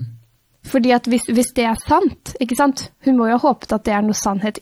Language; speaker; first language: Norwegian; native; Norwegian